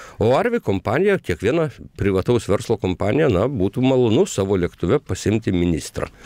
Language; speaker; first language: Lithuanian; native; Lithuanian